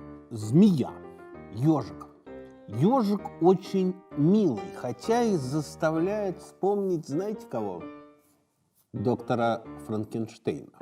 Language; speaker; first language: Russian; native; Russian